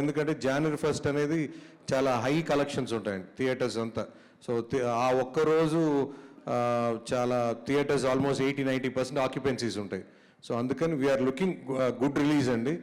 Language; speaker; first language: Telugu; native; Telugu